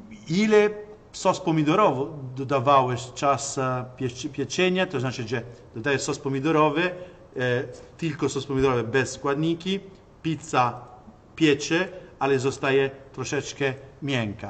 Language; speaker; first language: Polish; non-native, learner; Italian